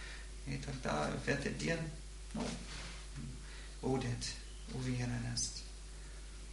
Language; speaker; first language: Russian; non-native, learner; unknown